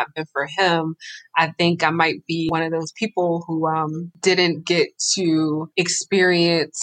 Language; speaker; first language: English; native; English